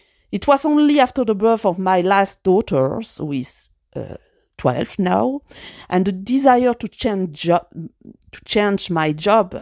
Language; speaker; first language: English; non-native, fluent; French